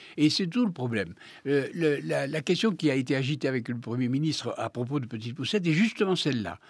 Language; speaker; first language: French; native; French